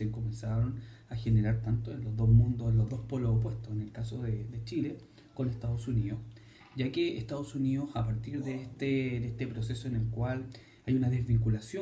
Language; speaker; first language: Spanish; native; Spanish